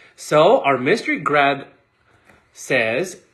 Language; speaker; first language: English; native; English